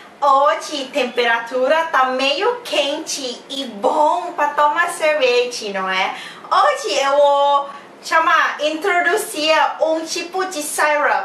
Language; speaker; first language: Portuguese; non-native, fluent; Thai